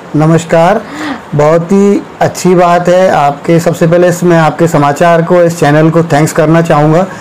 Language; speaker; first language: Hindi; native; Hindi